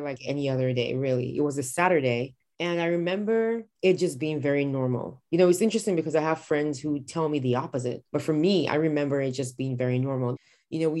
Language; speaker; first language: English; non-native, local second language; Igbo